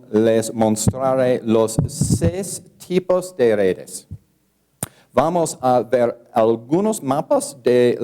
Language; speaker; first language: Spanish; non-native, learner; English